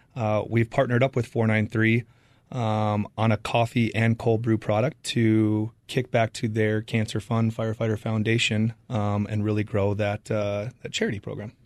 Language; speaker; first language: English; native; English